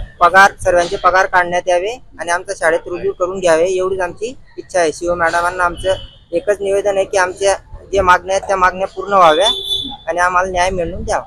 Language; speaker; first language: Marathi; non-native, local second language; Urdu